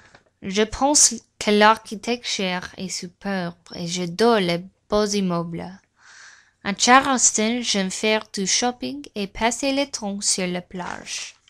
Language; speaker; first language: French; non-native, learner; English